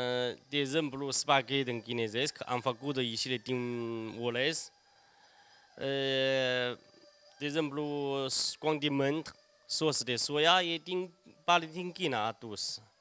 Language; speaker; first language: Romanian; non-native, learner; Chinese